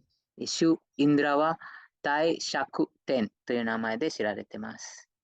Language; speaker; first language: Japanese; non-native, fluent; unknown